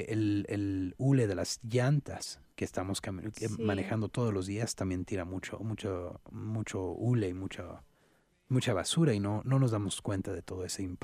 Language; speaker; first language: Spanish; native; Spanish